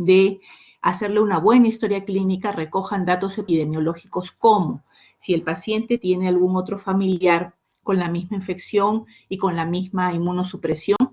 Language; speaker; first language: Spanish; native; Spanish